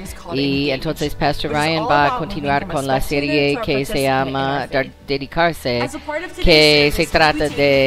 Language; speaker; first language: Spanish; non-native, learner; English